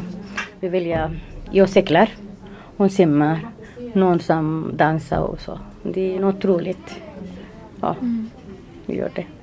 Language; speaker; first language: Swedish; non-native, learner; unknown